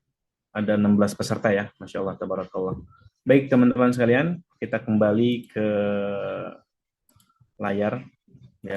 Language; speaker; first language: Indonesian; native; Indonesian